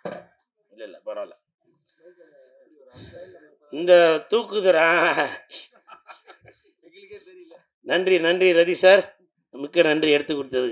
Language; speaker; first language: Tamil; native; Tamil